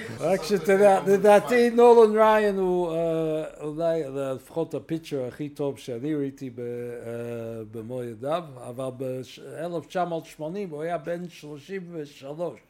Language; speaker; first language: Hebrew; non-native, fluent; English